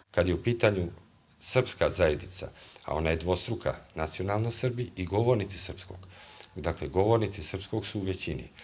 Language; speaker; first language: Serbian; native; Serbian